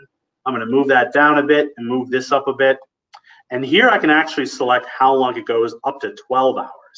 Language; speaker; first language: English; native; English